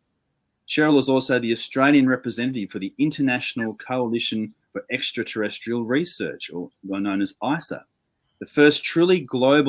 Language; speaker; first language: English; native; English